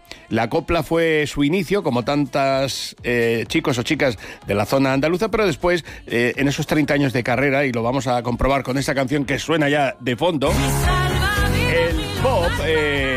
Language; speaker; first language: Spanish; native; Spanish